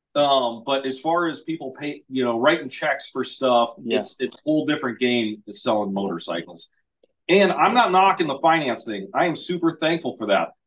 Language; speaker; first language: English; native; English